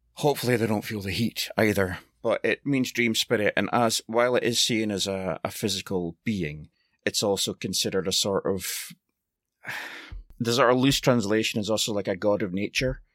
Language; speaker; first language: English; native; English